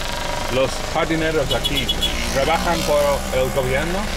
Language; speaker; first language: Spanish; non-native, learner; English